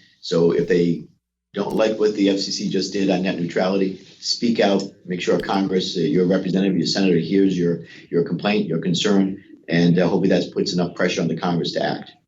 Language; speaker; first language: English; native; English